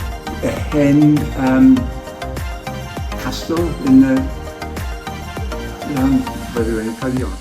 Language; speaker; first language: Welsh; non-native, local second language; English